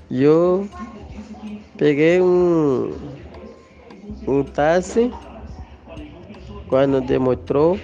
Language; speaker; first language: Spanish; non-native, local second language; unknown